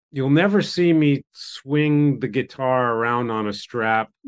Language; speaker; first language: English; native; English